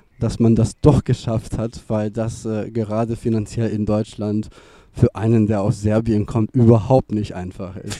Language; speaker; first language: German; non-native, fluent; Serbian